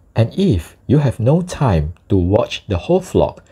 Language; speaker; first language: English; non-native, local second language; Chinese